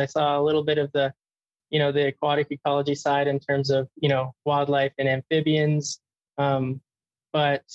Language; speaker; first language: English; native; English